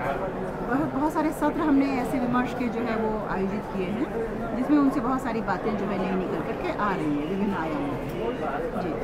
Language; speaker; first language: Hindi; non-native, local second language; Maithili